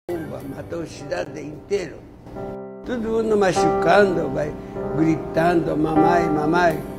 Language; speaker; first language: Portuguese; non-native, learner; Japanese